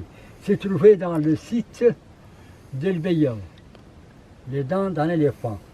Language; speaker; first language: French; non-native, learner; Arabic